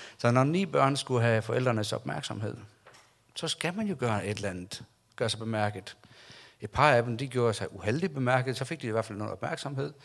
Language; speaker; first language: Danish; non-native, local second language; Faroese